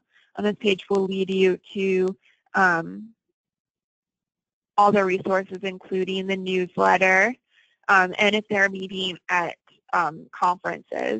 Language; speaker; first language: English; native; English